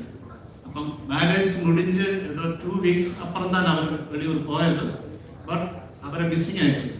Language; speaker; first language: Tamil; non-native, learner; Malayalam